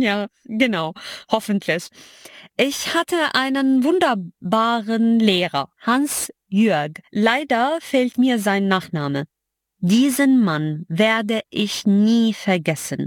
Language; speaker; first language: German; non-native, fluent; Arabic